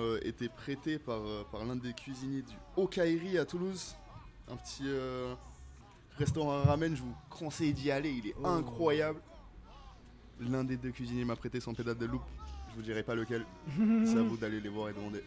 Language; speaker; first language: French; non-native, fluent; English